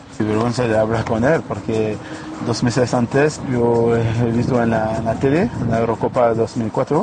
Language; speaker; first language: Spanish; non-native, learner; French